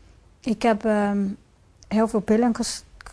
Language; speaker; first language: Dutch; non-native, fluent; English